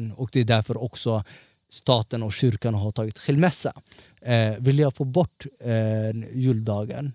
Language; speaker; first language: Swedish; early bilingual, other home language; Somali